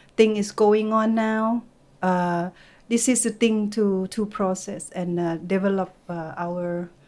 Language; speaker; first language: English; non-native, learner; Thai